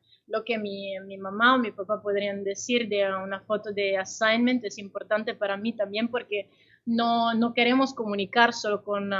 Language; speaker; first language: Spanish; non-native, fluent; Italian